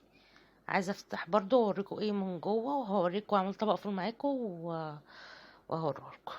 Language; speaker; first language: Arabic; native; Arabic